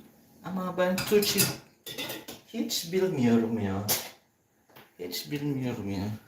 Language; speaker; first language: Turkish; non-native, learner; Filipino